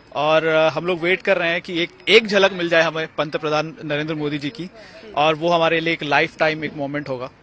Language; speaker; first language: Hindi; non-native, local second language; Marathi